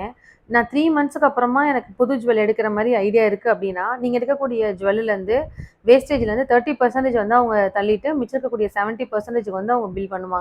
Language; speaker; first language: Tamil; native; Tamil